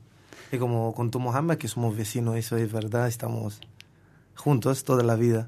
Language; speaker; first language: Spanish; non-native, fluent; Arabic